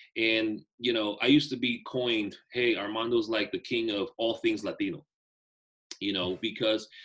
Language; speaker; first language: English; native; English